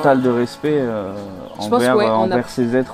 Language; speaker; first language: French; native; French